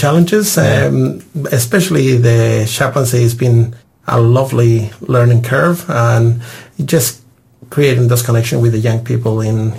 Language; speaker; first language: English; non-native, fluent; Spanish